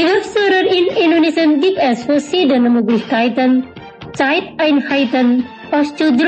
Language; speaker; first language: German; non-native, learner; Indonesian